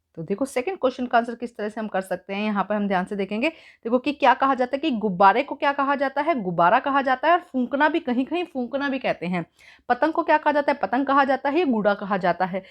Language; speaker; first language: Hindi; native; Hindi